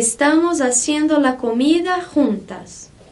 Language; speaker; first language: Spanish; non-native, fluent; Portuguese